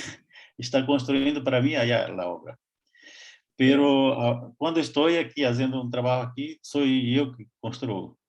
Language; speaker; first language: Spanish; non-native, fluent; Portuguese